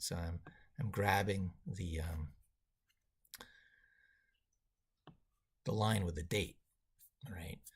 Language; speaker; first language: English; native; English